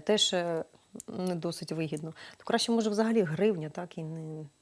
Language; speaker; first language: Ukrainian; native; Ukrainian